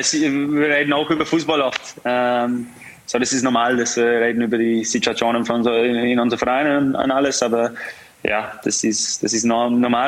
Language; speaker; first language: German; non-native, fluent; English